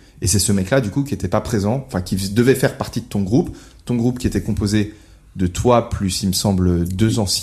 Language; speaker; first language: French; native; French